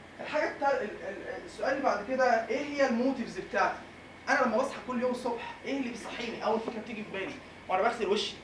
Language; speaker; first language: Arabic; native; Arabic